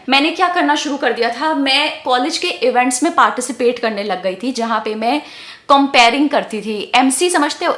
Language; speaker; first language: Hindi; native; Hindi